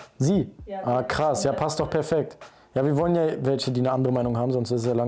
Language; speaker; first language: German; native; German